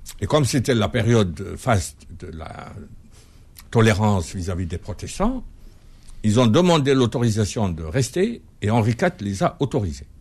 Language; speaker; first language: French; non-native, local second language; Arabic